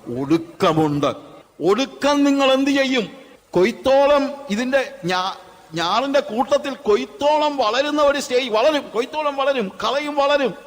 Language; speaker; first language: Malayalam; native; Malayalam